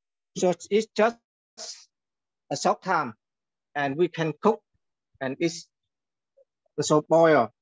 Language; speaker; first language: English; non-native, learner; Vietnamese